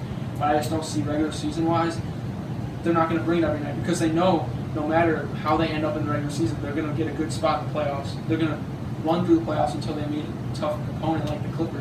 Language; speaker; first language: English; native; English